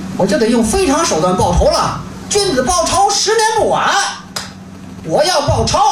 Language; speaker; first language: Chinese; native; Chinese